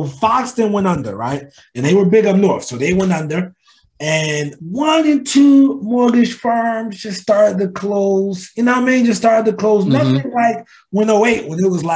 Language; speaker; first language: English; native; English